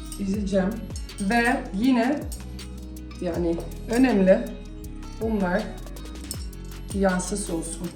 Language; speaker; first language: Turkish; early bilingual, heritage; Turkish